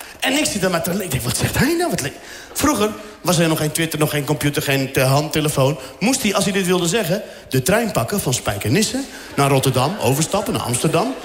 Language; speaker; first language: Dutch; early bilingual, other home language; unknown